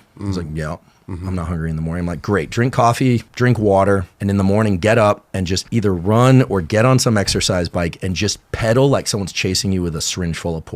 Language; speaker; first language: English; native; English